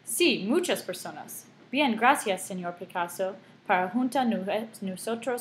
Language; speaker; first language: Spanish; non-native, learner; English